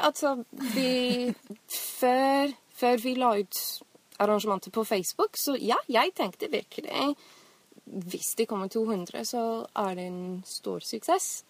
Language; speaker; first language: Norwegian; non-native, fluent; English